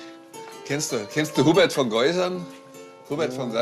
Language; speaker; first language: German; native; German